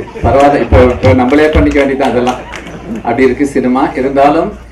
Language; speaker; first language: Tamil; native; Tamil